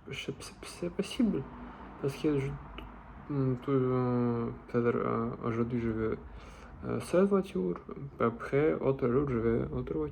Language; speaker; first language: French; non-native, learner; Russian